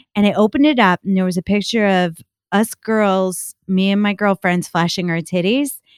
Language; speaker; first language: English; native; English